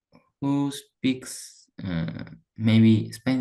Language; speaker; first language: English; non-native, learner; Uzbek